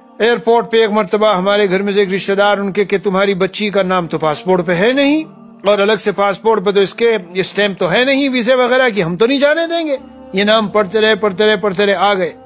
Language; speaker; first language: Urdu; native; Urdu